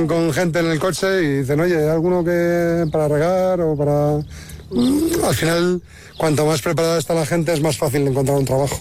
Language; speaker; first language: Spanish; native; Spanish